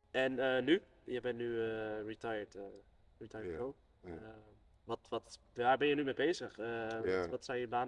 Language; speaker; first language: Dutch; native; Dutch